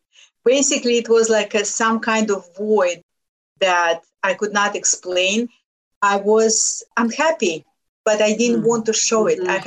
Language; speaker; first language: English; non-native, fluent; Lithuanian